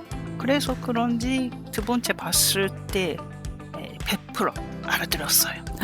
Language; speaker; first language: Korean; non-native, fluent; Japanese